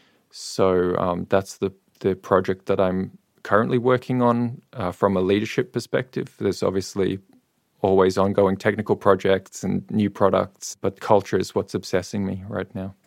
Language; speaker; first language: English; native; English